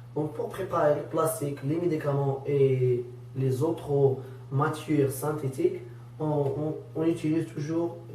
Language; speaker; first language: French; non-native, local second language; Arabic